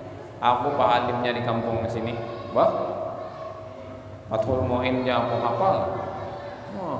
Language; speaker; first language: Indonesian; non-native, local second language; Banjar